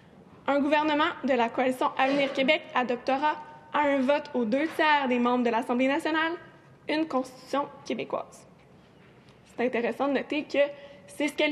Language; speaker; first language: French; native; French